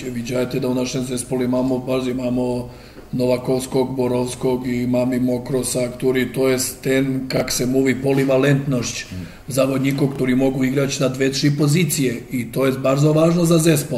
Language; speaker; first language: Polish; non-native, learner; Serbian